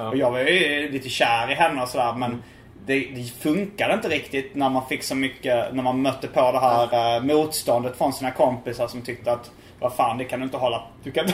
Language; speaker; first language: Swedish; native; Swedish